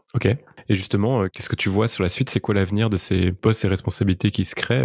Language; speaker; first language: French; native; French